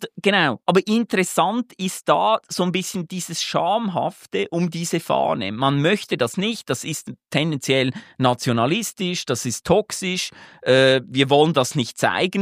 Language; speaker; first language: German; native; German